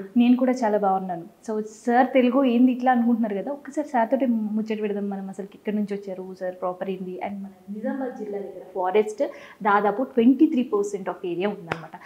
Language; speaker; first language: Telugu; native; Telugu